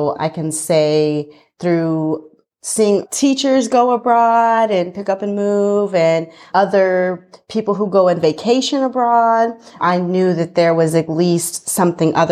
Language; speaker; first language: English; native; English